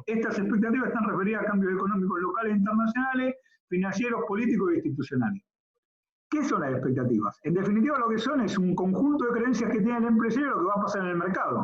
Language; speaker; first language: Spanish; native; Spanish